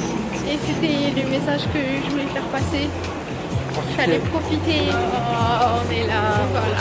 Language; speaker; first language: French; native; French